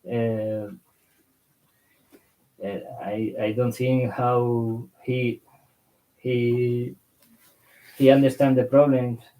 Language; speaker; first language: English; non-native, learner; Spanish